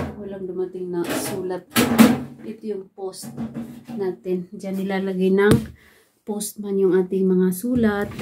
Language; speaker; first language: Filipino; non-native, local second language; Cebuano